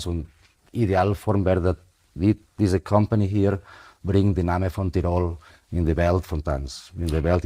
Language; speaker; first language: German; non-native, fluent; Spanish